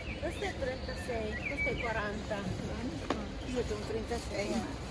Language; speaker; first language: Italian; non-native, learner; Filipino